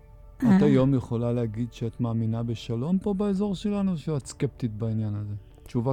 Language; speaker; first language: Hebrew; native; Hebrew